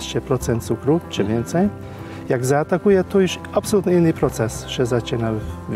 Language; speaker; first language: Polish; non-native, fluent; Hungarian